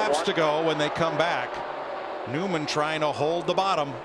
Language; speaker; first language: English; native; English